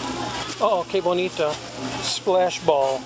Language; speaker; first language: Spanish; non-native, learner; English